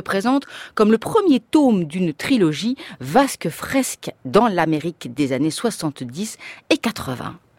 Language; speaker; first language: French; native; French